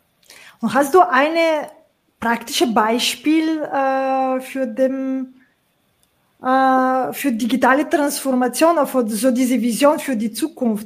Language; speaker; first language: German; non-native, fluent; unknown